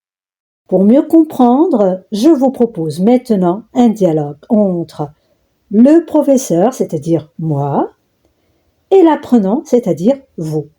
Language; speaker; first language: French; non-native, local second language; Arabic